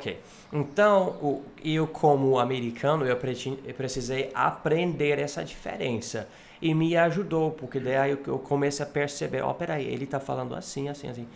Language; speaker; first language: Portuguese; non-native, fluent; English